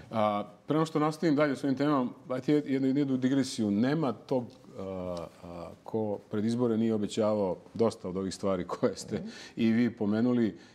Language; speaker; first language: Serbian; native; Serbian